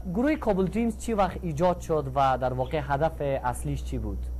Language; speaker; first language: Persian; native; Persian